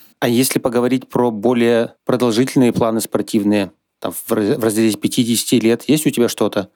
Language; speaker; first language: Russian; native; Russian